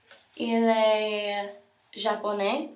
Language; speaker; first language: French; non-native, learner; English